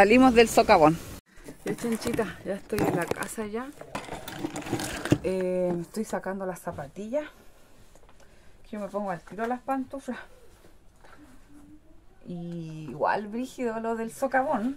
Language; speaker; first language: Spanish; native; Spanish